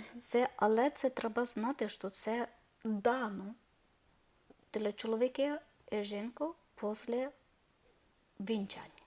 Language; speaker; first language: Ukrainian; non-native, learner; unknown